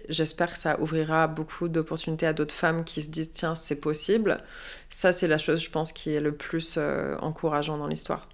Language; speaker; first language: French; native; French